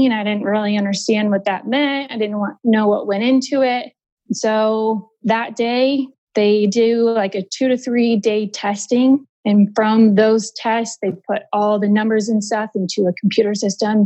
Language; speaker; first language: English; native; English